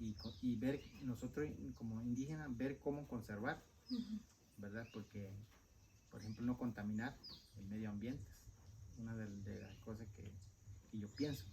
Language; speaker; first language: Spanish; non-native, local second language; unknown